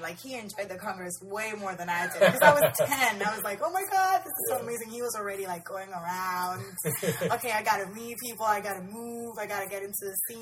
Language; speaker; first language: English; non-native, local second language; Spanish